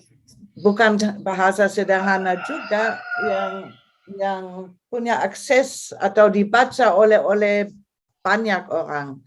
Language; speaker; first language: Indonesian; non-native, fluent; German